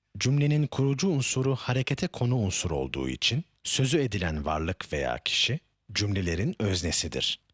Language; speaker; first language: Turkish; native; Turkish